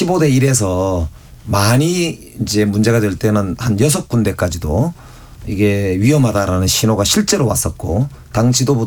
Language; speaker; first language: Korean; native; Korean